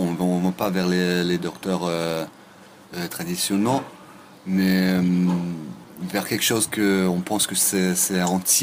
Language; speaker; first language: French; non-native, fluent; Russian